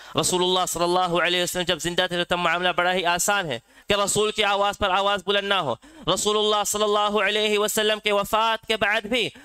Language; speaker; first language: Urdu; native; Urdu